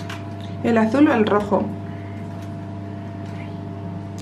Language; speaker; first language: Spanish; native; Spanish